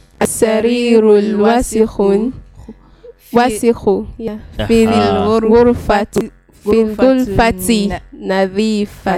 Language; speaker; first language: Arabic; non-native, learner; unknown